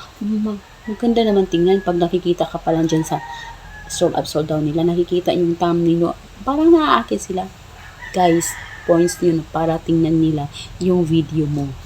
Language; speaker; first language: Filipino; non-native, local second language; Cebuano